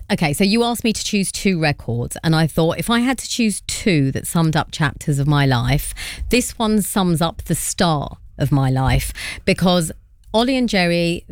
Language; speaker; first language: English; native; English